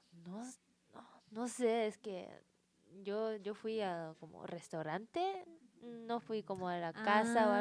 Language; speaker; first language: Spanish; non-native, learner; Japanese